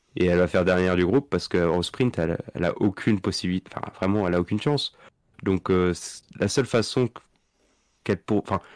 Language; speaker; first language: French; native; French